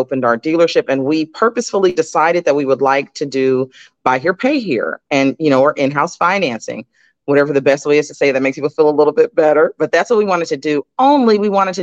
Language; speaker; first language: English; native; English